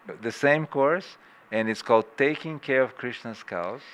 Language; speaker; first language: English; non-native, fluent; Portuguese